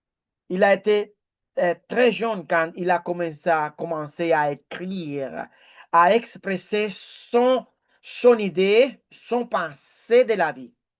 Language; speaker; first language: French; non-native, learner; Spanish